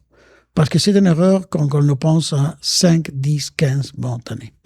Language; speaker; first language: French; non-native, fluent; Spanish